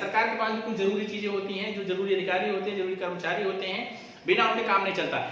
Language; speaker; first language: Hindi; native; Hindi